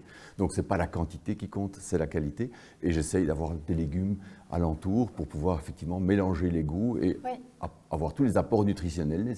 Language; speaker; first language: French; native; French